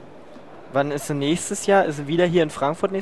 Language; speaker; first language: German; native; German